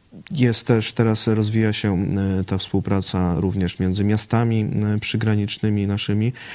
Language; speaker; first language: Polish; native; Polish